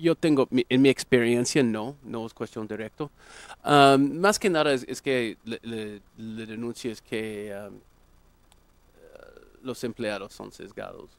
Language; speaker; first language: Spanish; non-native, fluent; English